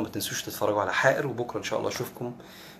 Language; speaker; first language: Arabic; native; Arabic